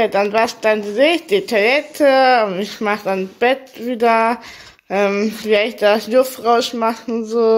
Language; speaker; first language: German; early bilingual, other home language; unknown